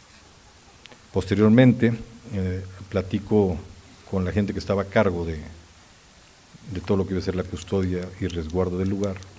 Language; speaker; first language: Spanish; native; Spanish